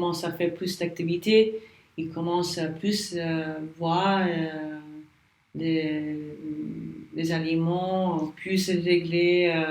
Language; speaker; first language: French; non-native, learner; English